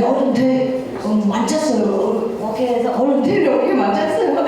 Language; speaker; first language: Korean; non-native, learner; Vietnamese